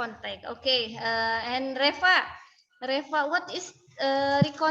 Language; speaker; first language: English; non-native, learner; Indonesian